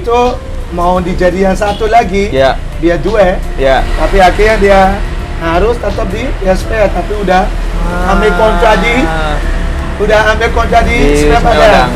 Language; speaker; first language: Indonesian; non-native, fluent; English